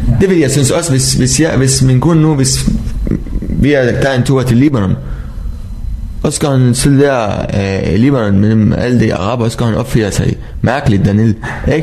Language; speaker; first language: Danish; non-native, learner; Arabic